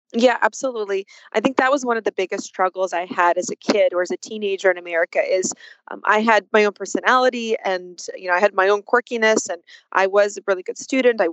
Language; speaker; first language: English; early bilingual, other home language; Russian